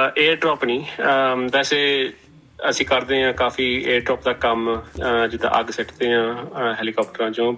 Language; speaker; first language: Punjabi; early bilingual, heritage; Punjabi